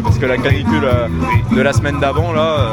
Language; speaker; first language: French; native; French